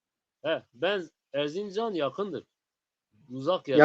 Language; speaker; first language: Turkish; non-native, local second language; Zaza